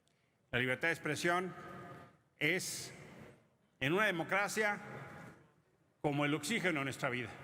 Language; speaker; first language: Spanish; native; Spanish